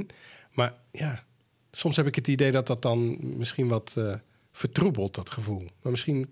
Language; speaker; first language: Dutch; native; Dutch